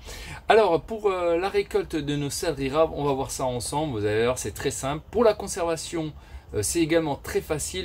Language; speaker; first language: French; native; French